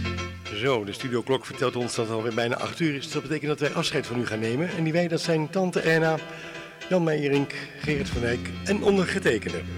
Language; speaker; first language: Dutch; native; Dutch